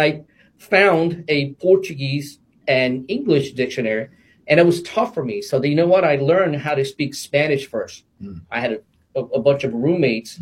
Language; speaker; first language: English; non-native, fluent; Portuguese